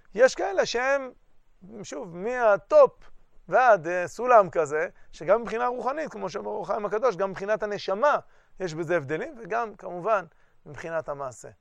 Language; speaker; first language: Hebrew; native; Hebrew